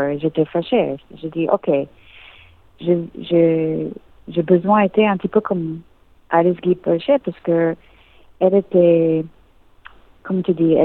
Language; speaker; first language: French; non-native, learner; English